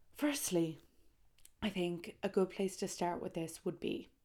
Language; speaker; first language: English; native; English